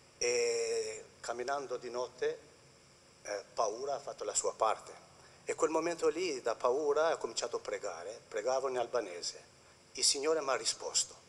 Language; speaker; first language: Italian; non-native, fluent; Albanian